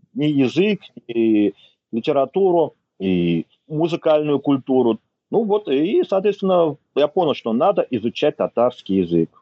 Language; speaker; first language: Russian; native; Russian